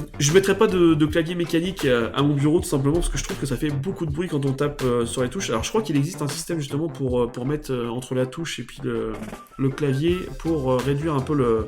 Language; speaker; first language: French; native; French